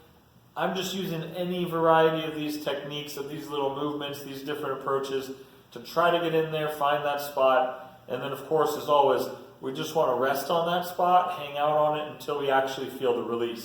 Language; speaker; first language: English; native; English